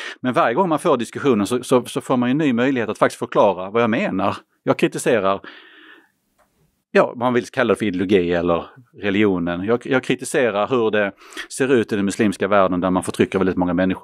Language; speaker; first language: Swedish; native; Swedish